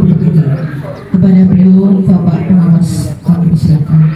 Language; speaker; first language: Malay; non-native, local second language; Javanese